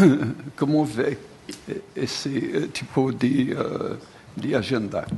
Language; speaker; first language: Portuguese; non-native, fluent; French